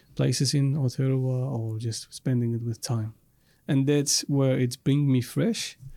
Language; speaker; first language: English; non-native, fluent; Arabic